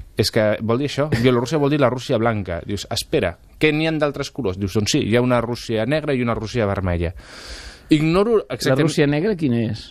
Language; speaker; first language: Catalan; native; Catalan